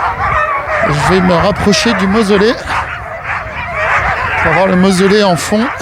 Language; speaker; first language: French; native; French